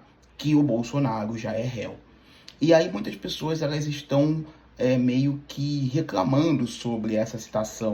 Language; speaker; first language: Portuguese; native; Portuguese